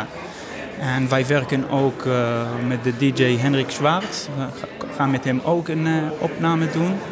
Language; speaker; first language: Dutch; non-native, learner; Hebrew